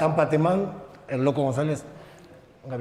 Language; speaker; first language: Indonesian; non-native, learner; Spanish